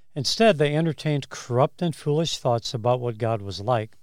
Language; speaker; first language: English; native; English